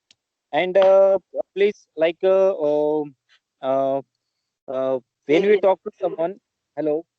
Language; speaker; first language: English; non-native, learner; Marathi